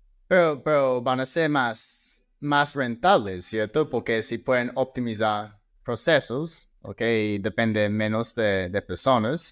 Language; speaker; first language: Spanish; non-native, fluent; English